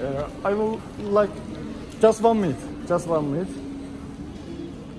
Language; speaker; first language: English; non-native, learner; Turkish